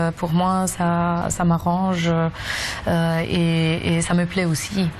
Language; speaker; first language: French; non-native, fluent; German